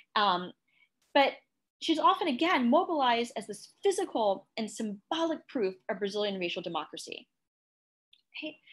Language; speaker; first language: English; native; English